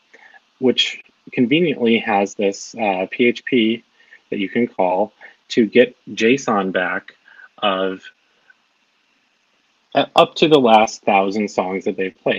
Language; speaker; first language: English; native; English